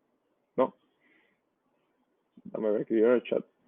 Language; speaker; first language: Spanish; native; Spanish